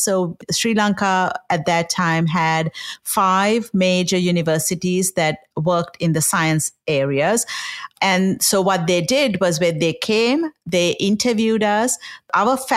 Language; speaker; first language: English; non-native, local second language; Sinhala